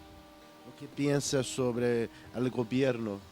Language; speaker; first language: Spanish; non-native, learner; Portuguese